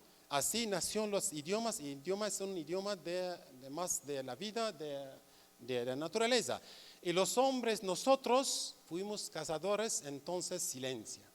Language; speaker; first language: Spanish; non-native, learner; Kurdish